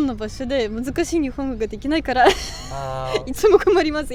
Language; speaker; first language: Japanese; non-native, learner; Russian